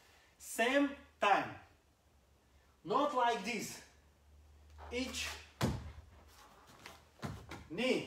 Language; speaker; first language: English; non-native, learner; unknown